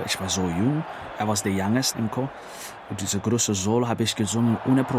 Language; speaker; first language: German; non-native, learner; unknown